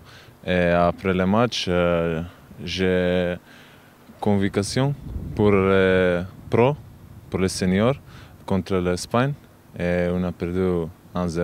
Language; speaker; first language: French; non-native, learner; Macedonian